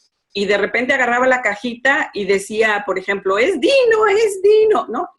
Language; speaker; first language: Spanish; native; Spanish